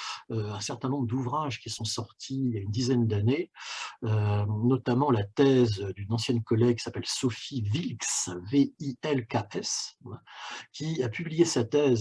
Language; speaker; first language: French; native; French